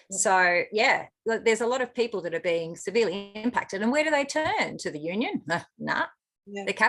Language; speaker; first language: English; native; English